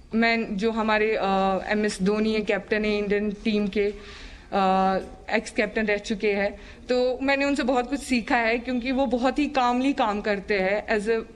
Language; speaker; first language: Hindi; native; Hindi